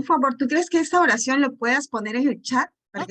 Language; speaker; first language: Spanish; native; Spanish